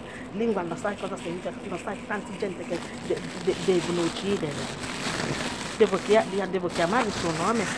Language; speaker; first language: Italian; non-native, learner; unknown